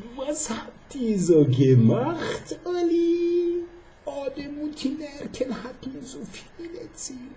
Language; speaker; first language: German; non-native, fluent; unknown